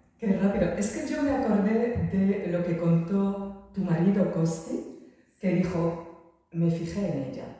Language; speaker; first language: Spanish; native; Spanish